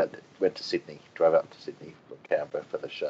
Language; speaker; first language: English; native; English